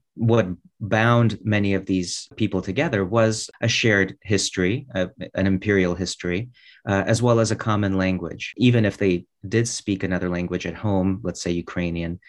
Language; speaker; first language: English; early bilingual, other home language; Russian